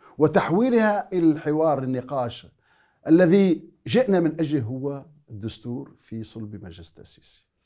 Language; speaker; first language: Arabic; native; Arabic